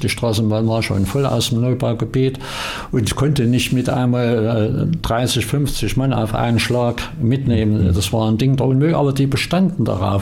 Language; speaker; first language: German; native; German